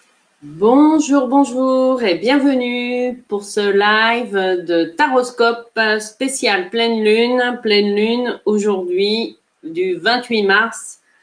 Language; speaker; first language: French; native; French